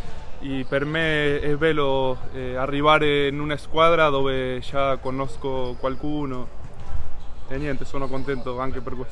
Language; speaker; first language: Italian; non-native, fluent; Spanish